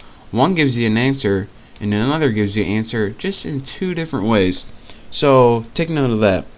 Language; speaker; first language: English; native; English